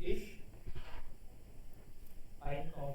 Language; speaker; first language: German; non-native, learner; Hindi